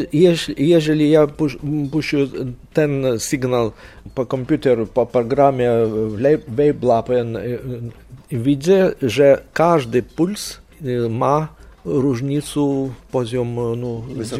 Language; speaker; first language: Polish; non-native, learner; Lithuanian